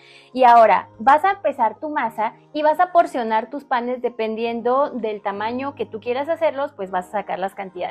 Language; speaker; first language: Spanish; native; Spanish